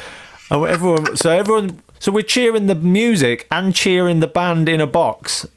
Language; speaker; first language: English; native; English